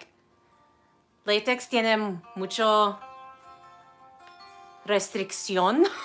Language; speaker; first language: Spanish; non-native, learner; English